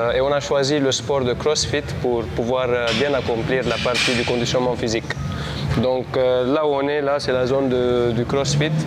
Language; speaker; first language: French; non-native, local second language; Armenian